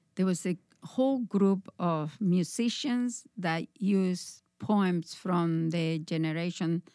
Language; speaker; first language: English; non-native, fluent; Spanish